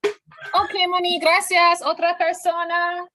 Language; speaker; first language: Spanish; non-native, fluent; English